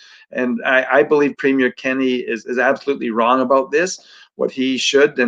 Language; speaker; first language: English; native; English